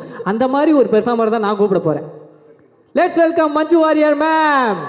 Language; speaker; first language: Tamil; native; Tamil